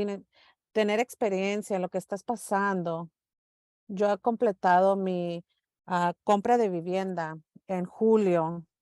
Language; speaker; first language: Spanish; early bilingual, heritage; English